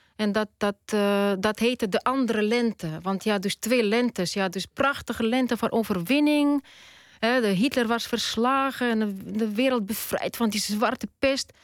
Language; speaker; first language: Dutch; non-native, fluent; Russian